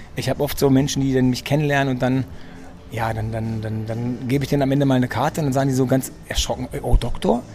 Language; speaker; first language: German; early bilingual, other home language; Greek